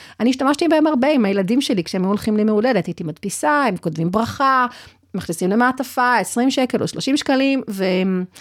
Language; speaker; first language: Hebrew; early bilingual, other home language; English